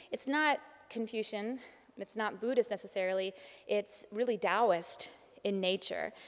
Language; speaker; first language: English; native; English